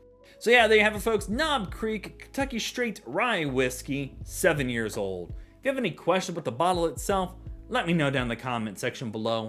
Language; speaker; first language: English; native; English